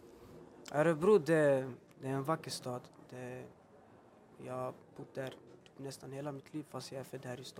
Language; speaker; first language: Swedish; early bilingual, other home language; Albanian